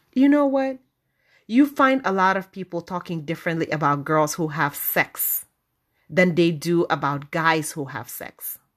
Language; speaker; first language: English; non-native, local second language; Wolof